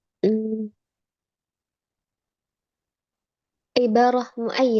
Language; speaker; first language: Arabic; non-native, learner; Indonesian